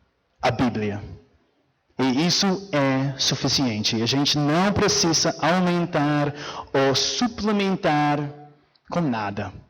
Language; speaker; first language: Portuguese; non-native, fluent; English